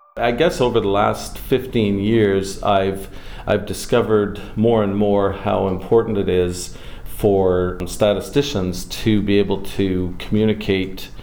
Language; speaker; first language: English; native; English